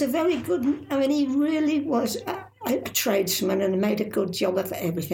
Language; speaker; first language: English; native; English